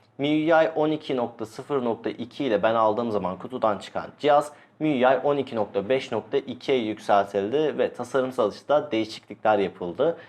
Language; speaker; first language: Turkish; native; Turkish